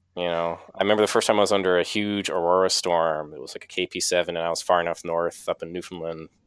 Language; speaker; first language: English; native; English